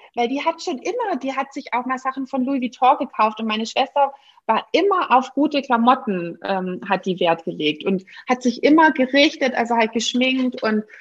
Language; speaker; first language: German; native; German